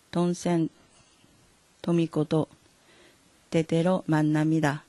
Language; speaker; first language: Korean; non-native, fluent; Japanese